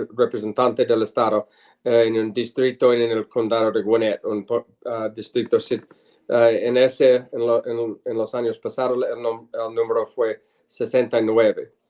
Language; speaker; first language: Spanish; non-native, learner; English